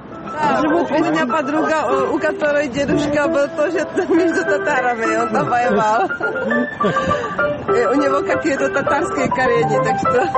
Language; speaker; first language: Russian; non-native, fluent; Czech